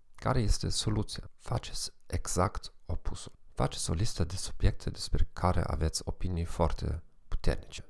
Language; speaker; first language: Romanian; non-native, fluent; German